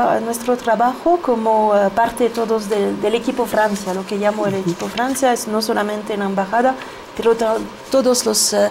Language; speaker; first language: Spanish; non-native, fluent; French